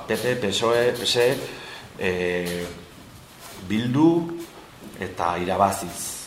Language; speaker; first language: Basque; non-native, local second language; Spanish